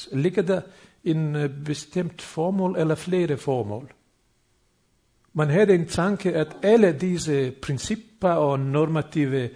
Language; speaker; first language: Danish; non-native, fluent; Bosnian